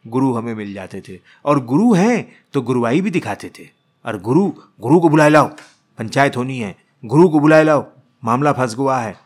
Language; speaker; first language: Hindi; native; Hindi